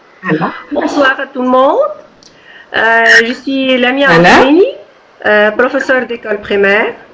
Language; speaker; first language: French; non-native, local second language; Arabic